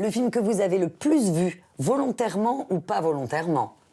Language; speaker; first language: French; native; French